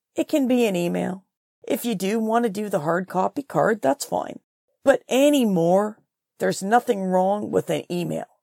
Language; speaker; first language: English; native; English